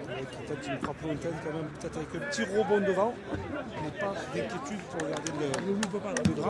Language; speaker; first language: French; native; French